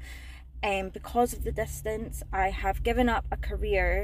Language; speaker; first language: English; native; English